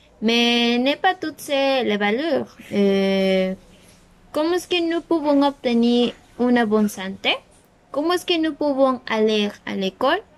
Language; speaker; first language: French; non-native, learner; Spanish